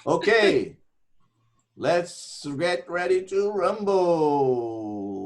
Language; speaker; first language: English; non-native, fluent; Portuguese